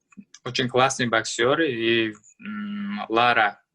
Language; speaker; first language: Russian; non-native, learner; Uzbek